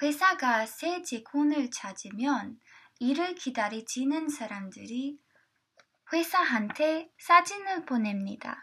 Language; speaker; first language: Korean; non-native, learner; English